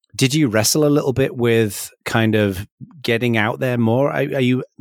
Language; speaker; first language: English; native; English